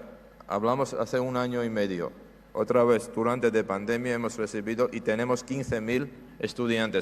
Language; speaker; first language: Spanish; non-native, fluent; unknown